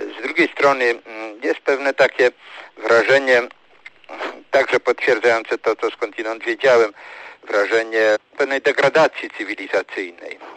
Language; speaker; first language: Polish; native; Polish